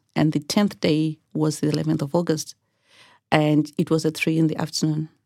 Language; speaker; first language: English; non-native, local second language; Shona